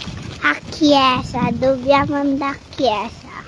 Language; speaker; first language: Italian; early bilingual, other home language; Filipino